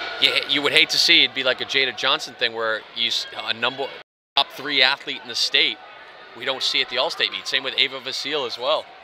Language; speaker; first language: English; native; English